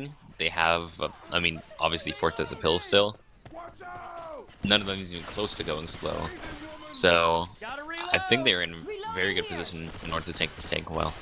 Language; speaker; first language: English; native; English